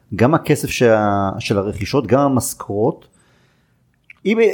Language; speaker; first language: Hebrew; early bilingual, other home language; Afrikaans